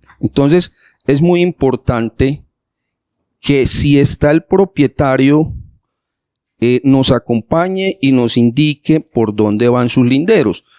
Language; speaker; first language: Spanish; native; Spanish